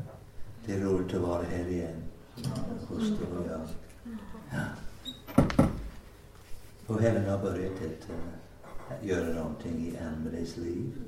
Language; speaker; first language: Swedish; non-native, fluent; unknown